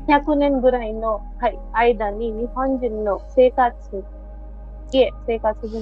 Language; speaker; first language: Japanese; non-native, learner; Hindi